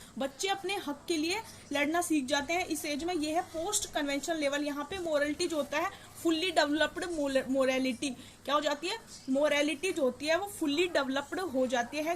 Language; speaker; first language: Hindi; native; Hindi